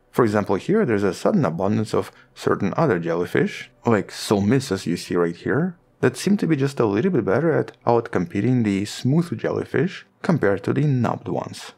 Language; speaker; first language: English; non-native, fluent; Russian